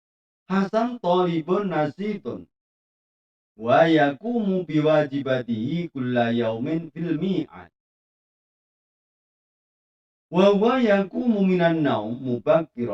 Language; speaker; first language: Arabic; non-native, fluent; Indonesian